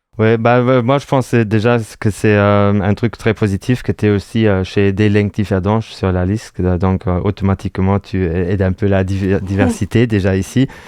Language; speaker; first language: French; non-native, local second language; Luxembourgish